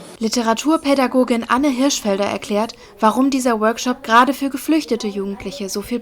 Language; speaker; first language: German; native; German